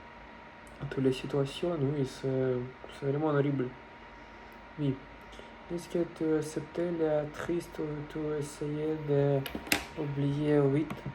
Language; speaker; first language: French; non-native, learner; Russian